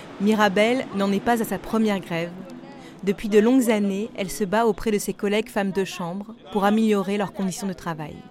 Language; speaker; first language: French; native; French